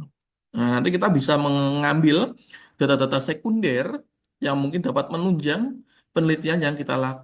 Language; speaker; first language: Indonesian; native; Indonesian